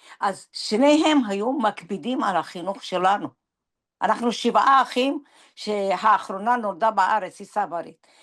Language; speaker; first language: Hebrew; non-native, fluent; Persian